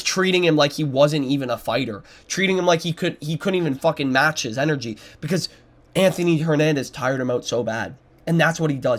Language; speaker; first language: English; native; English